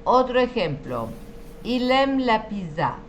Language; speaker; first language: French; non-native, fluent; Spanish